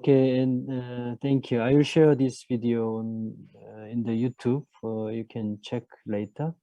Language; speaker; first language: English; non-native, learner; Korean